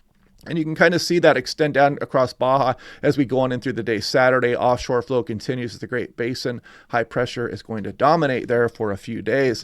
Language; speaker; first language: English; native; English